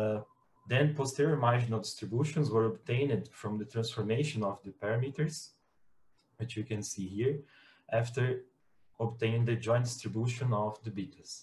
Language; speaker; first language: English; non-native, fluent; Portuguese